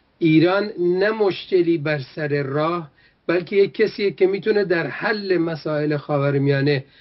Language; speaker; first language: Persian; non-native, local second language; Kurdish